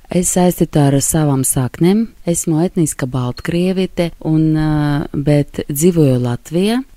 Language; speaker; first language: Latvian; non-native, local second language; Russian